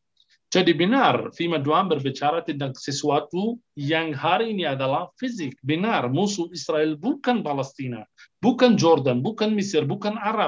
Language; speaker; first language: Indonesian; non-native, fluent; Arabic